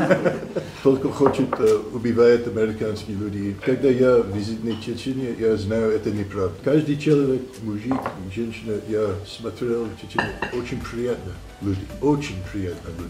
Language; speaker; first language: Russian; non-native, learner; English